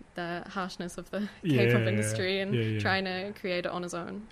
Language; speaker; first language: English; native; English